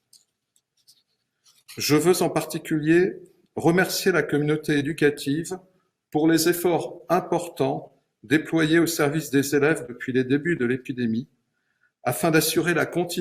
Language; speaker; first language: French; native; French